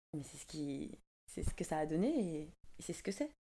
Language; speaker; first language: French; native; French